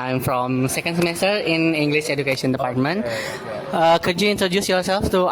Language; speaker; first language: English; non-native, learner; Indonesian